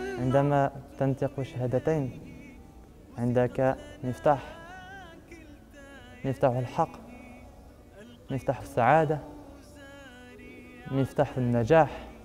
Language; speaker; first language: Arabic; non-native, learner; French